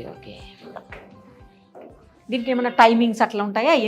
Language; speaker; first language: Telugu; native; Telugu